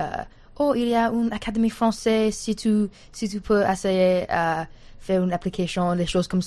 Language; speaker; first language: French; non-native, learner; English